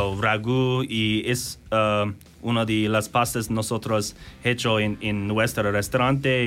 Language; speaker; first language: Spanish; non-native, learner; English